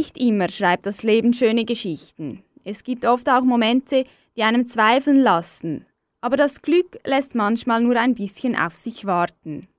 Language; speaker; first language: German; native; German